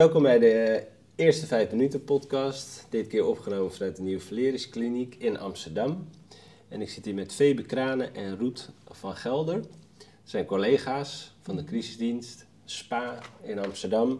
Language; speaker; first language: Dutch; native; Dutch